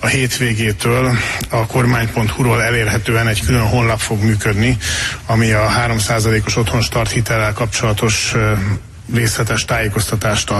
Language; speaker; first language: Hungarian; native; Hungarian